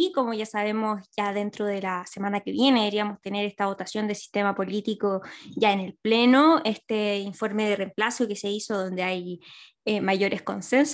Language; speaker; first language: Spanish; native; Spanish